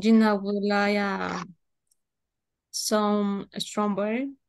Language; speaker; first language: English; non-native, learner; Spanish